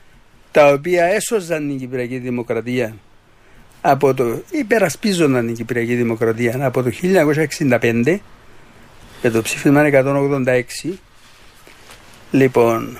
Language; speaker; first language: Greek; native; Greek